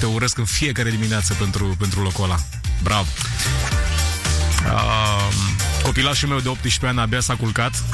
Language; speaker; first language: Romanian; native; Romanian